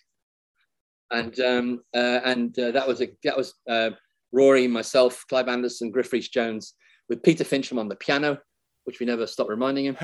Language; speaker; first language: English; native; English